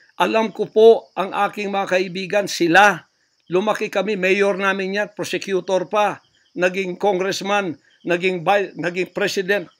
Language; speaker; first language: Filipino; native; Filipino